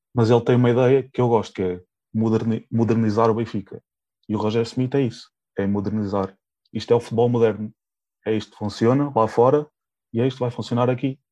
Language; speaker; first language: Portuguese; native; Portuguese